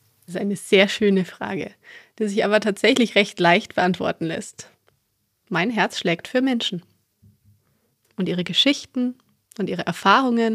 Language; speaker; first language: German; native; German